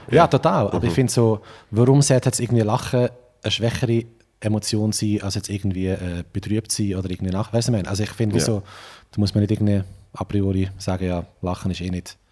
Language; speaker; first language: German; native; German